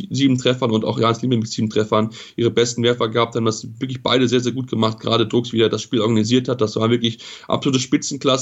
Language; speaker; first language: German; native; German